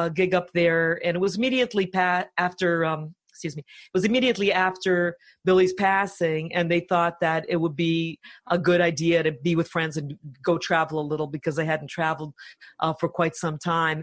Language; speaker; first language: English; early bilingual, other home language; Finnish